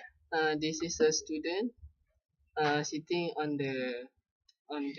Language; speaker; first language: English; non-native, local second language; Malay